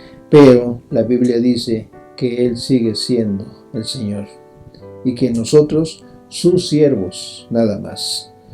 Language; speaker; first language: Spanish; native; Spanish